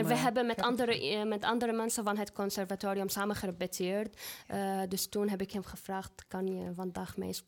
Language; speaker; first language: Dutch; non-native, learner; Arabic